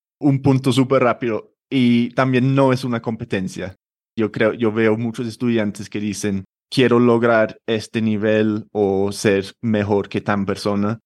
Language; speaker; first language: Spanish; non-native, fluent; English